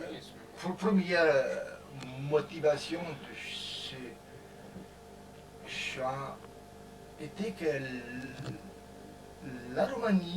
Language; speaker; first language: French; non-native, fluent; Romanian